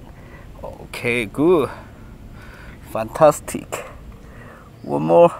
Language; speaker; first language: English; non-native, learner; Korean